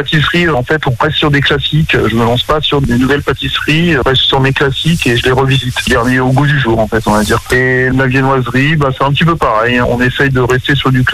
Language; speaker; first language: French; native; French